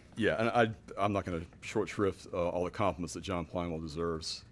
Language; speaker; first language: English; native; English